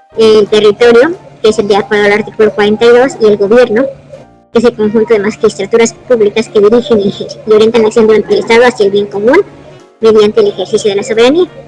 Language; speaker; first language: Spanish; native; Spanish